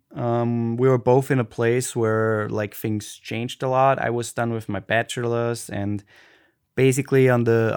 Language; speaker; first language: English; non-native, fluent; German